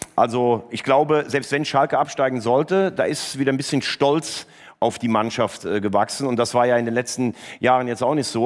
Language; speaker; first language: German; native; German